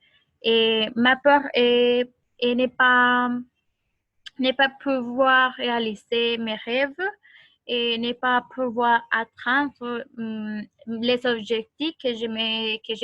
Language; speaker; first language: French; non-native, learner; Spanish